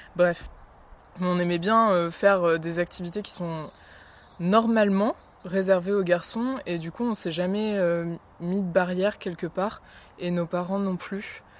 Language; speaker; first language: French; native; French